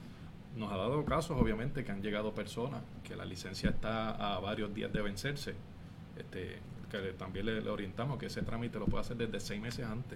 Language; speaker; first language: Spanish; native; Spanish